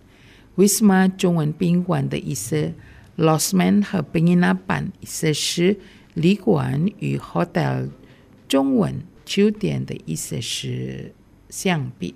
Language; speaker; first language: Chinese; non-native, fluent; Indonesian